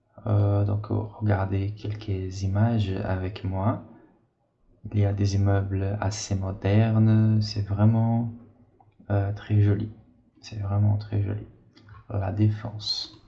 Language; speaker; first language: French; non-native, fluent; Portuguese